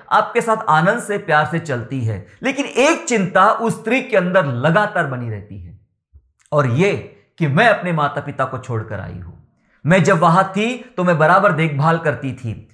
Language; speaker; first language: Hindi; non-native, local second language; Marathi